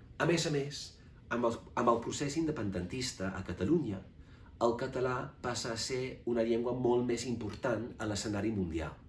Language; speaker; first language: Catalan; non-native, fluent; English